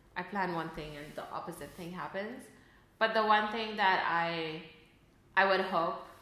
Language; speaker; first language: English; early bilingual, other home language; Urdu